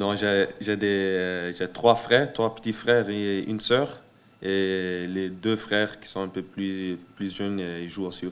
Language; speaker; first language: French; early bilingual, heritage; French